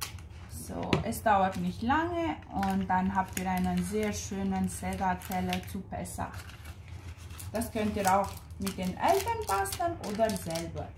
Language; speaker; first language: German; non-native, fluent; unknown